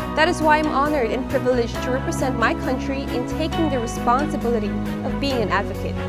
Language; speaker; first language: English; non-native, local second language; Filipino